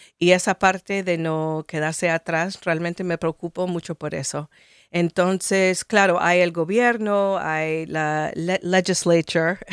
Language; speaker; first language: Spanish; non-native, fluent; English